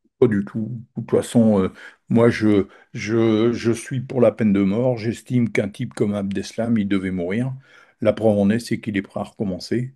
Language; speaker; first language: French; native; French